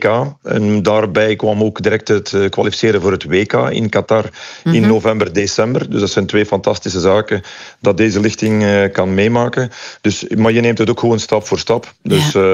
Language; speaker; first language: Dutch; native; Dutch